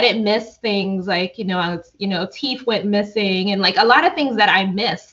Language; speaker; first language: English; native; English